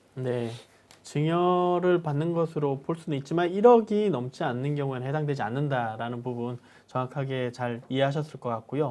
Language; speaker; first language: Korean; native; Korean